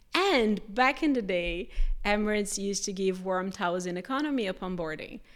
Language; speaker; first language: English; non-native, fluent; Portuguese